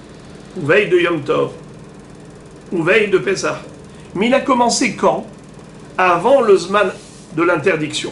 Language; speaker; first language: French; native; French